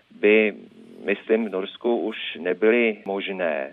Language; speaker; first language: Czech; non-native, fluent; Norwegian